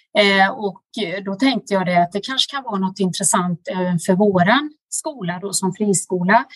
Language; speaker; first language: Swedish; native; Swedish